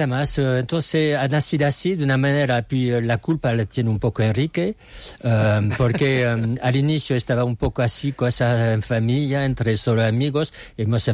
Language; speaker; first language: Spanish; non-native, fluent; French